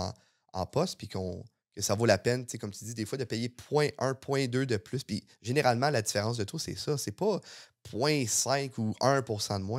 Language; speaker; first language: French; native; French